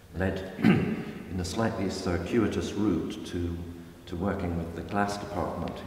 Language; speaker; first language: English; native; English